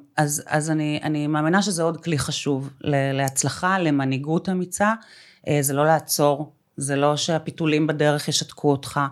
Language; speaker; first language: Hebrew; native; Hebrew